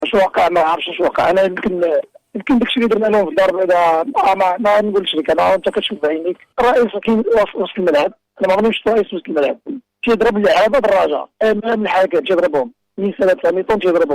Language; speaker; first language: Arabic; native; Arabic